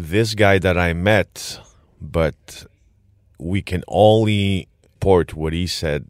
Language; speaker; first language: English; non-native, fluent; French